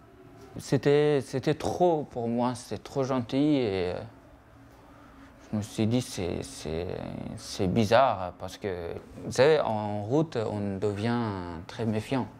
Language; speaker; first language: French; non-native, fluent; Persian